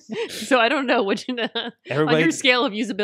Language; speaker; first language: English; native; English